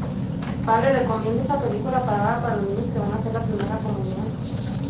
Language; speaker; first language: Spanish; native; Spanish